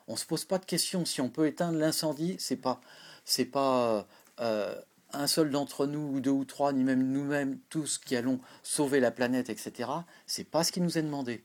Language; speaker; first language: French; native; French